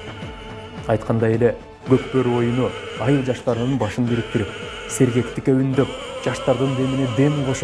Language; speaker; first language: Kyrgyz; native; Kyrgyz